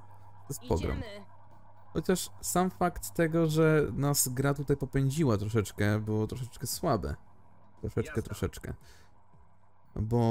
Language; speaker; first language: Polish; native; Polish